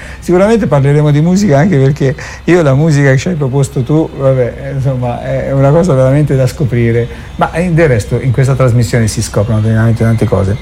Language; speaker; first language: Italian; native; Italian